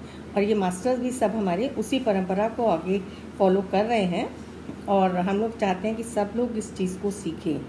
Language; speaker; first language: Hindi; native; Hindi